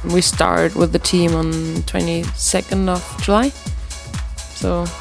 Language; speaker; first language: English; non-native, fluent; German